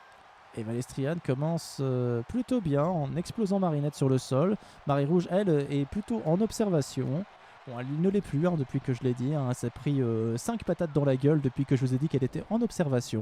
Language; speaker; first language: French; native; French